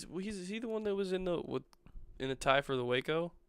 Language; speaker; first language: English; native; English